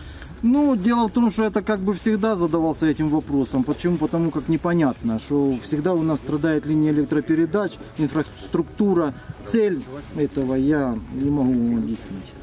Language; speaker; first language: Russian; native; Russian